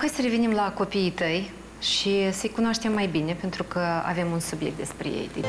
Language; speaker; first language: Romanian; native; Romanian